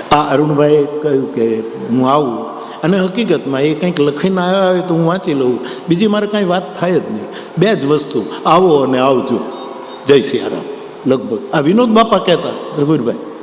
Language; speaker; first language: Gujarati; native; Gujarati